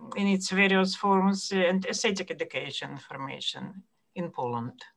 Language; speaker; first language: English; non-native, learner; Ukrainian